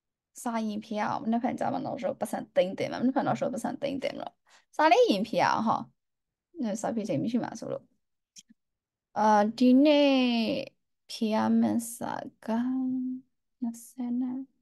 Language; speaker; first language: Chinese; native; Chinese